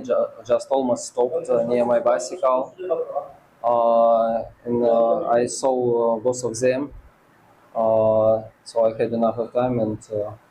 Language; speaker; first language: English; non-native, learner; Russian